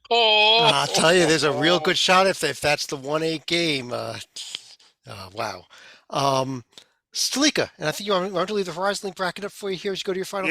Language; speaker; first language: English; native; English